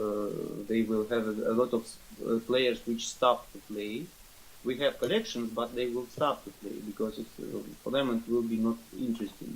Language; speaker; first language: English; non-native, learner; Russian